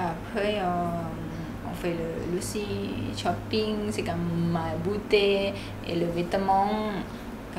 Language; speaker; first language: French; non-native, learner; Thai